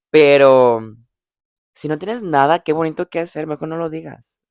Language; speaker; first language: Spanish; early bilingual, heritage; Spanish